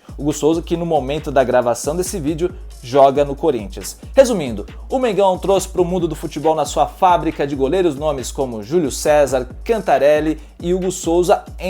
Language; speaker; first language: Portuguese; native; Portuguese